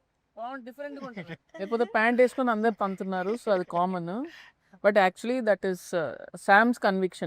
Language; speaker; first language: Telugu; native; Telugu